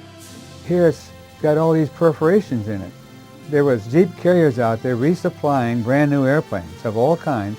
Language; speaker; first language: English; native; English